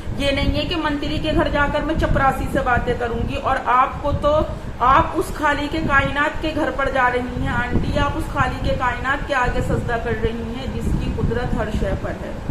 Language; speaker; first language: Urdu; native; Urdu